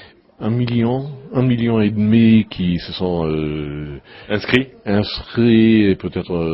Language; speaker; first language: French; non-native, learner; English